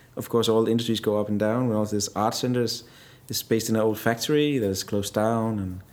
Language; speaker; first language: English; non-native, fluent; Danish